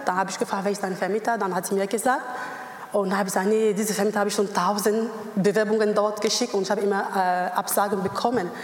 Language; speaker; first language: German; non-native, learner; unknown